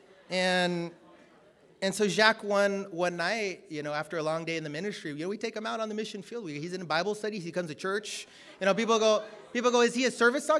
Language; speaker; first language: English; native; English